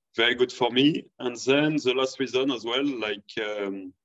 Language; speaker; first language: English; non-native, fluent; French